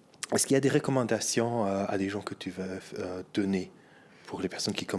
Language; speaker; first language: French; non-native, local second language; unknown